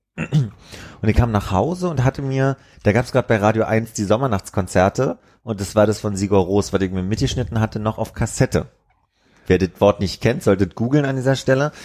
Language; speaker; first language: German; native; German